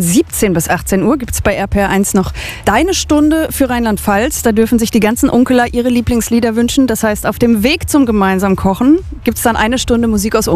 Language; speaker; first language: German; native; German